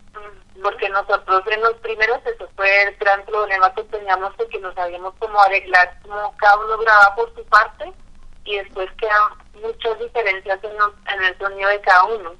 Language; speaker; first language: Spanish; native; Spanish